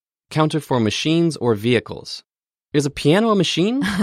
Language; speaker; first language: English; native; English